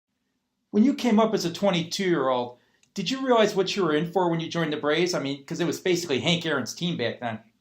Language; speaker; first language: English; native; English